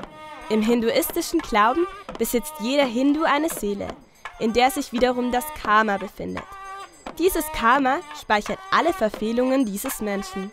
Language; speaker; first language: German; native; German